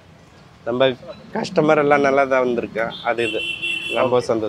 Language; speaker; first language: Tamil; non-native, learner; Hindi